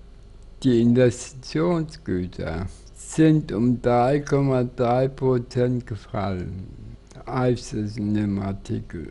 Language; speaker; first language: German; native; German